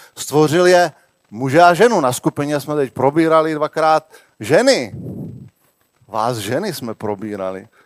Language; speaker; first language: Czech; native; Czech